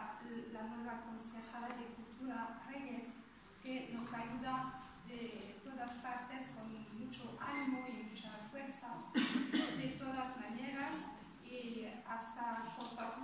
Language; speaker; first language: Spanish; non-native, fluent; French